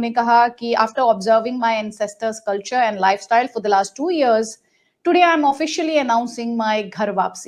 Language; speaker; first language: Hindi; native; Hindi